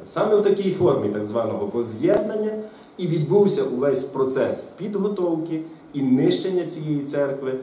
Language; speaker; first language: Ukrainian; native; Ukrainian